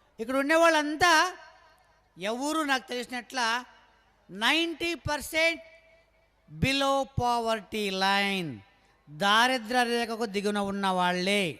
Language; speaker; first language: Telugu; non-native, local second language; Kannada